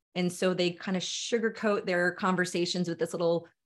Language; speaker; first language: English; native; English